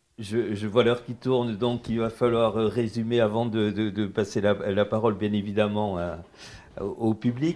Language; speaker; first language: French; native; French